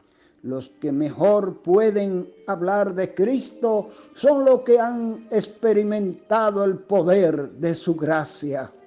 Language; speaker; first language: Spanish; native; Spanish